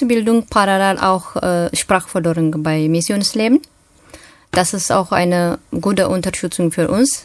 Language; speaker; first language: German; non-native, learner; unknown